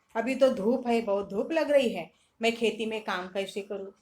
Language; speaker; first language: Hindi; non-native, local second language; Marathi